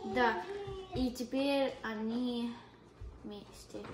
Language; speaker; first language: Russian; early bilingual, heritage; Russian